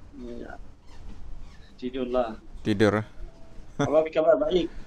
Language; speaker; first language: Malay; non-native, learner; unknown